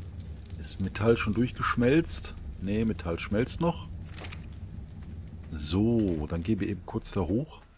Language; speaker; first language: German; native; German